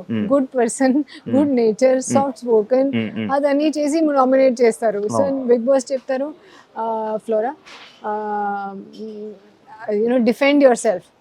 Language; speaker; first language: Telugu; non-native, learner; Hindi